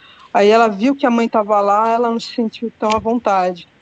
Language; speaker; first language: Portuguese; native; Portuguese